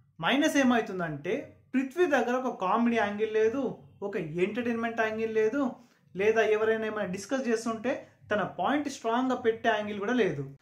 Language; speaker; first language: Telugu; non-native, local second language; Urdu